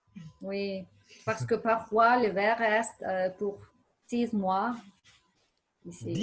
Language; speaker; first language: French; non-native, learner; Ukrainian